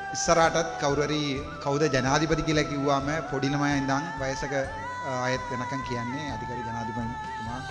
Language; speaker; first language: Sinhala; non-native, local second language; Tamil